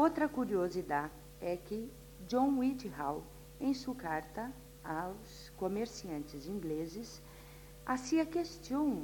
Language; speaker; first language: Spanish; non-native, fluent; Portuguese